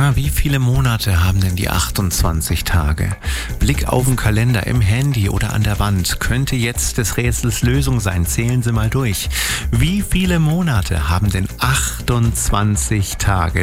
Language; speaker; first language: German; native; German